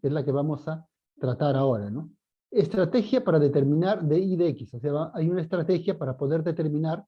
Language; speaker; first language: Spanish; native; Spanish